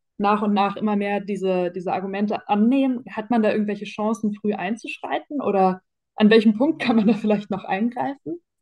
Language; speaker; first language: German; native; German